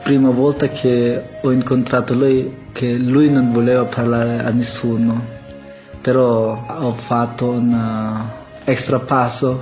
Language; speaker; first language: Italian; non-native, learner; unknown